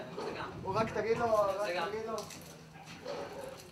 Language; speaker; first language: Hebrew; non-native, local second language; Arabic